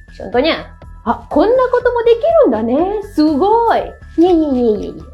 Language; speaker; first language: Malay; native; Malay